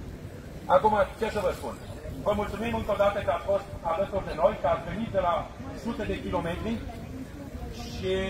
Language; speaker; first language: Romanian; native; Romanian